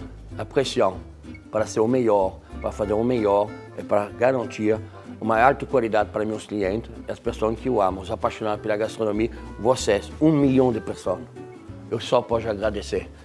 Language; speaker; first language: Portuguese; non-native, fluent; French